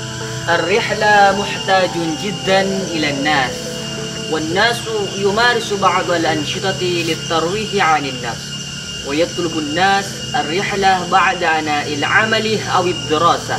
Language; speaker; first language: Arabic; non-native, learner; Indonesian